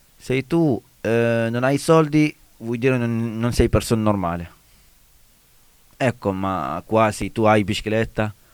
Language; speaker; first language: Italian; non-native, learner; Arabic